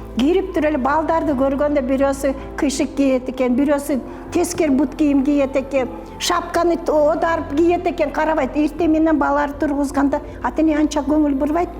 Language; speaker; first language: Kyrgyz; non-native, local second language; Russian